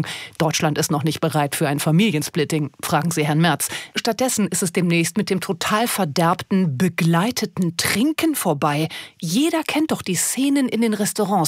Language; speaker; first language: German; native; German